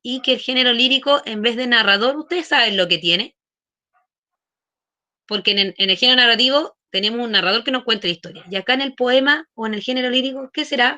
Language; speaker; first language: Spanish; native; Spanish